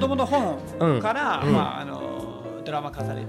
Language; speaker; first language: Japanese; non-native, fluent; Danish